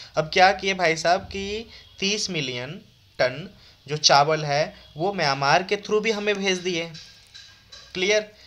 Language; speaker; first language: Hindi; native; Hindi